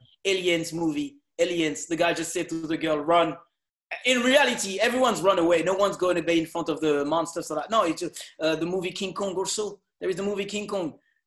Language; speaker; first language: English; non-native, fluent; French